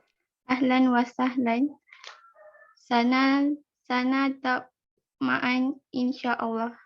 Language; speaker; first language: Arabic; non-native, learner; Malay